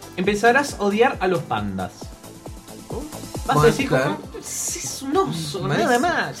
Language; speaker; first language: Spanish; native; Spanish